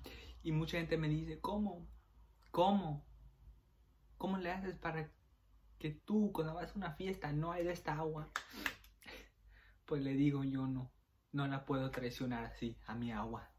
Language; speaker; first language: Spanish; early bilingual, heritage; Spanish